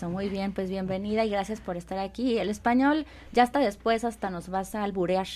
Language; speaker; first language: Spanish; native; Spanish